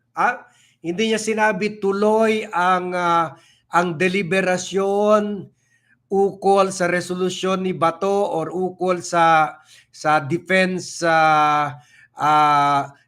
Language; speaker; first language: Filipino; native; Filipino